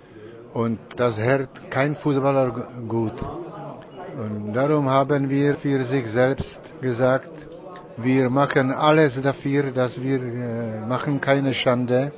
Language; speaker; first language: German; non-native, learner; Czech